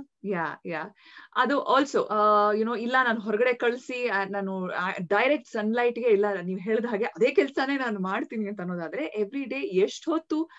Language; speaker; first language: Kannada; native; Kannada